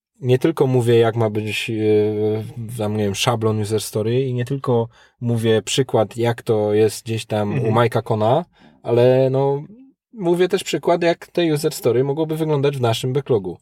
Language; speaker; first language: Polish; native; Polish